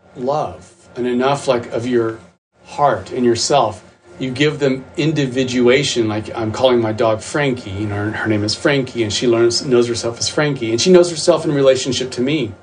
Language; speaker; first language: English; native; English